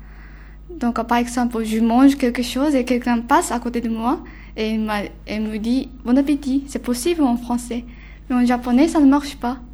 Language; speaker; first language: French; non-native, learner; Japanese